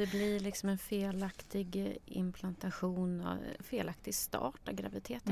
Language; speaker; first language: Swedish; native; Swedish